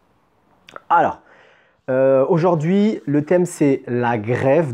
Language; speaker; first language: French; native; French